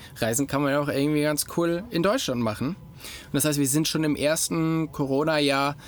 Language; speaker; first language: German; native; German